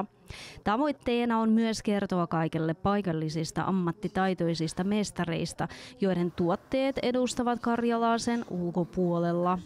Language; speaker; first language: Finnish; non-native, local second language; Russian